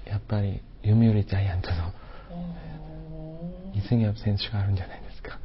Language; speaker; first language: Japanese; non-native, fluent; Korean